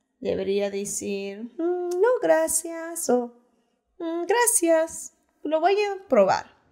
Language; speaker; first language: Spanish; early bilingual, heritage; Spanish